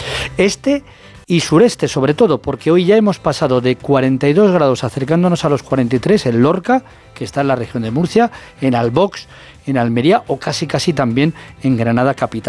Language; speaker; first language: Spanish; native; Spanish